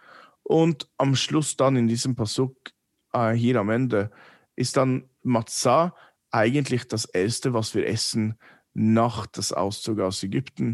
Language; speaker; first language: German; non-native, fluent; English